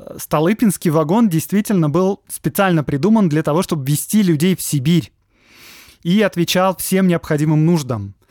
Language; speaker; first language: Russian; native; Russian